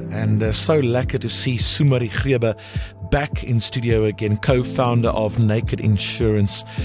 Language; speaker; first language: English; non-native, local second language; Afrikaans